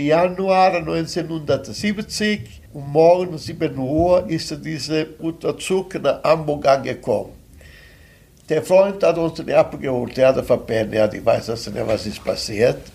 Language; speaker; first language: German; non-native, fluent; Italian